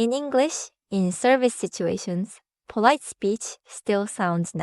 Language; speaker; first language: English; non-native, fluent; Korean